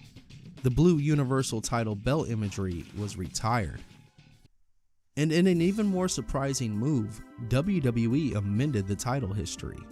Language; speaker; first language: English; native; English